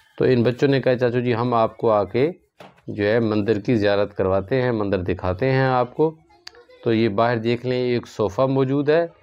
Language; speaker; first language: Urdu; non-native, local second language; Punjabi